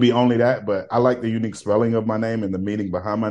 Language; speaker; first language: English; native; English